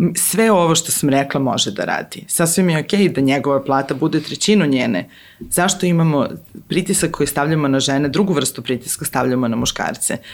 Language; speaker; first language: Serbian; native; Serbian